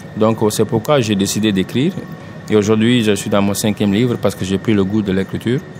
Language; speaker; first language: French; non-native, local second language; Wolof